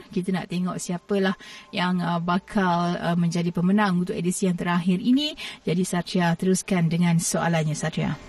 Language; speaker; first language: Malay; native; Malay